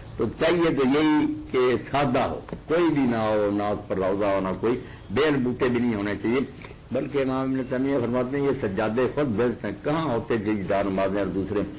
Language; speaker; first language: Urdu; non-native, local second language; Punjabi